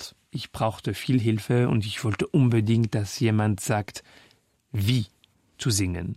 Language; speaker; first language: German; non-native, fluent; French